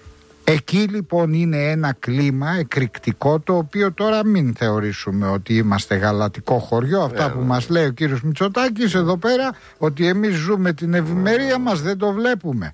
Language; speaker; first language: Greek; native; Greek